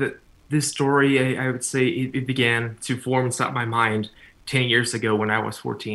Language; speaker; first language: English; non-native, fluent; Spanish